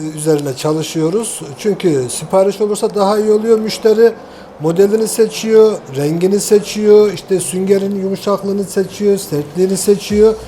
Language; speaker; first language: Turkish; native; Turkish